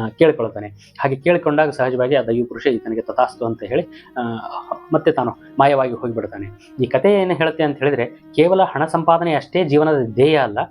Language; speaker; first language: Kannada; native; Kannada